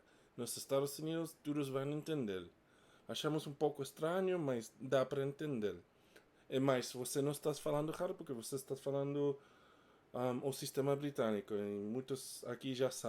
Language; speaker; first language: Portuguese; non-native, fluent; English